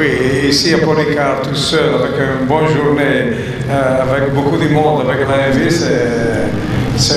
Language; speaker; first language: French; non-native, learner; Italian